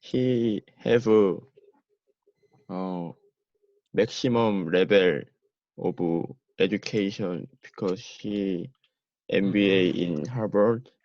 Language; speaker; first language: English; non-native, learner; Korean